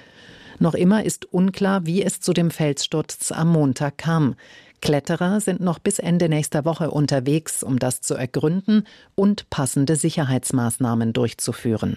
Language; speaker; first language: German; native; German